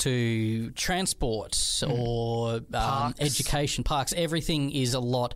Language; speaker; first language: English; native; English